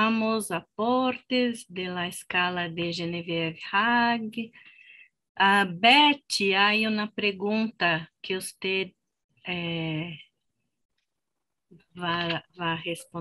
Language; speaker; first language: Spanish; non-native, fluent; Portuguese